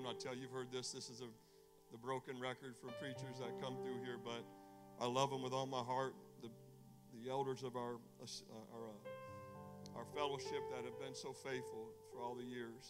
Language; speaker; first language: English; native; English